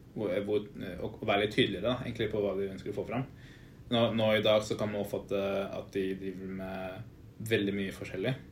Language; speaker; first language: Norwegian; early bilingual, other home language; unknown